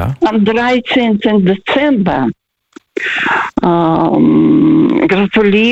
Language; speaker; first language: German; non-native, fluent; Russian